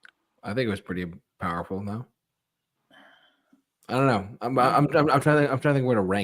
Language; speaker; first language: English; native; English